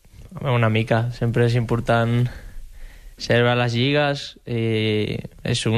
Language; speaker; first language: Catalan; non-native, local second language; Spanish